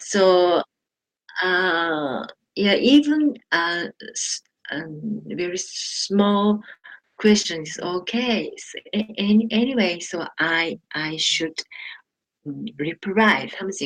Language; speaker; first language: English; non-native, learner; Japanese